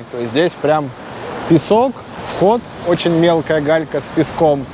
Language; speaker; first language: Russian; native; Russian